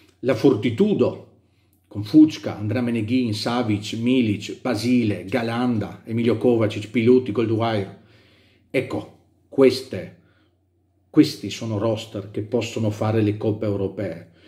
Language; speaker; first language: Italian; native; Italian